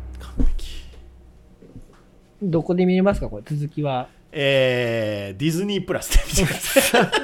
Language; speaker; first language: Japanese; native; Japanese